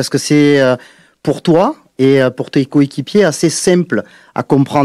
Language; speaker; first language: French; native; French